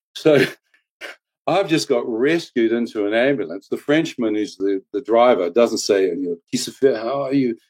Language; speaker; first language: English; native; English